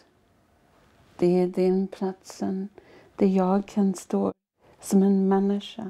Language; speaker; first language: Swedish; non-native, fluent; Māori